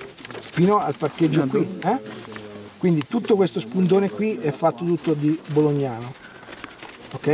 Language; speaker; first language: Italian; native; Italian